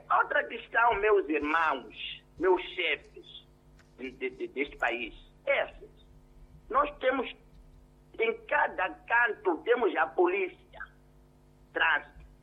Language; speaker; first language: Portuguese; non-native, local second language; Tsonga